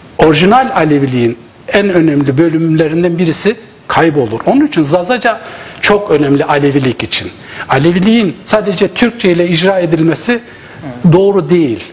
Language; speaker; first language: Turkish; non-native, local second language; Zaza